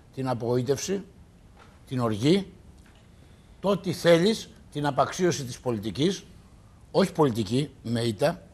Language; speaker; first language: Greek; native; Greek